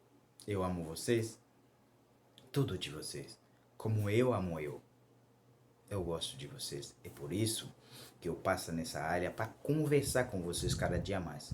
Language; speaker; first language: Portuguese; non-native, local second language; Haitian Creole